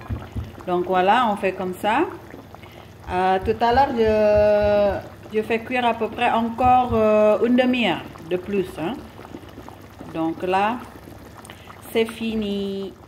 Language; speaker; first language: French; non-native, fluent; Indonesian